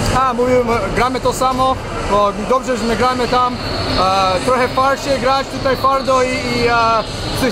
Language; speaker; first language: Polish; non-native, learner; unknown